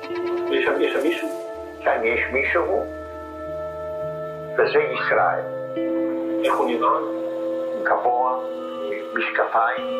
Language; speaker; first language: Hebrew; non-native, fluent; Polish